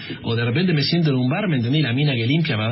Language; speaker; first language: Spanish; native; Spanish